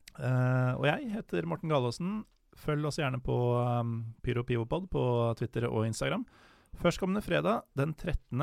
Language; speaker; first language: Norwegian; native; Norwegian